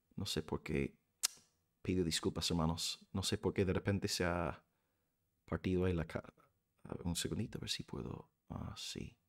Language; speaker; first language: Spanish; non-native, fluent; English